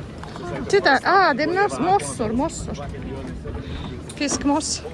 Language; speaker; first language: Swedish; non-native, learner; Russian